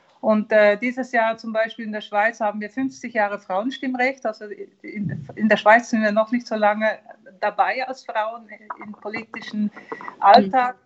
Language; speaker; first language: German; early bilingual, heritage; German